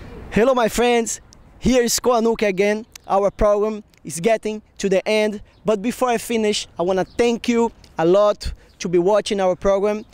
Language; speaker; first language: English; non-native, fluent; Portuguese